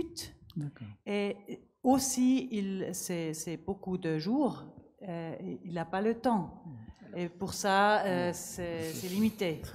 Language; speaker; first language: French; non-native, learner; German